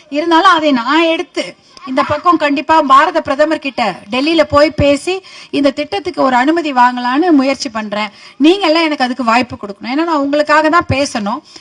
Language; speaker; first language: Tamil; native; Tamil